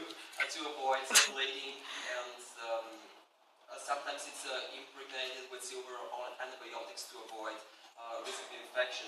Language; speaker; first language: English; non-native, fluent; Bulgarian